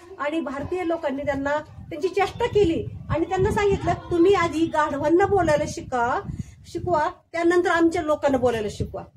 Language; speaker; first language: Marathi; native; Marathi